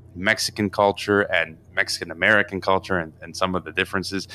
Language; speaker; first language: English; native; English